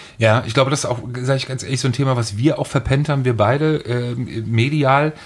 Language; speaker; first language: German; native; German